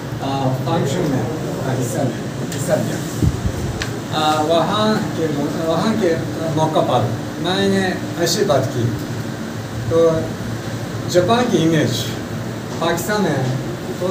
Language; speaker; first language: Hindi; non-native, learner; Japanese